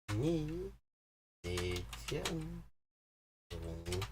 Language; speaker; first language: Chinese; non-native, learner; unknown